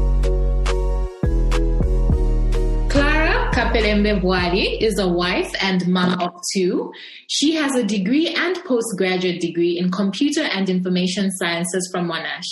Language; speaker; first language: English; non-native, local second language; Bemba